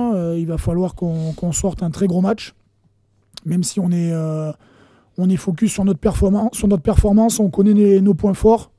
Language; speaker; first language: French; native; French